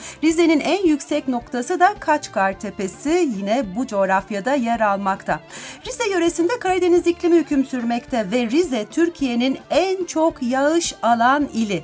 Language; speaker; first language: Turkish; native; Turkish